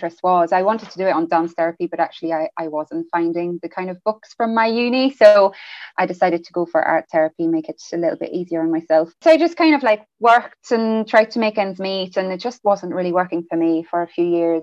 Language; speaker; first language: English; non-native, fluent; French